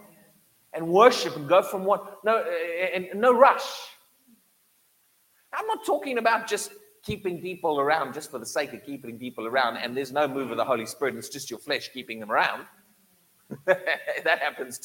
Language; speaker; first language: English; native; English